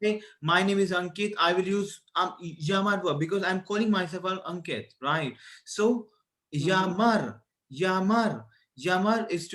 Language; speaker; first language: English; non-native, local second language; Hindi